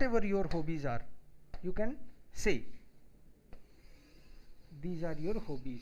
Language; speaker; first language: Hindi; native; Hindi